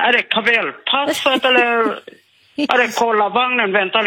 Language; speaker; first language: Swedish; non-native, learner; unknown